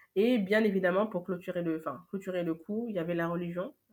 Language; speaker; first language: French; native; French